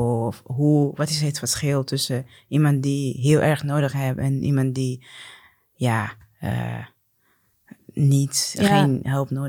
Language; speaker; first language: Dutch; non-native, learner; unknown